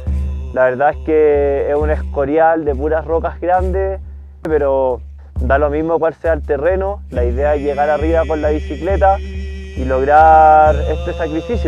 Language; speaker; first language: Spanish; native; Spanish